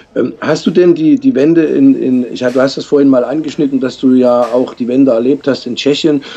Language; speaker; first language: German; native; German